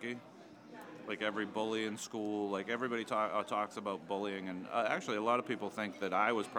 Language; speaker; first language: English; native; English